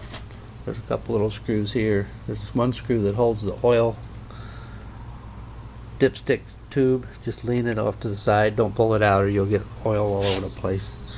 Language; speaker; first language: English; native; English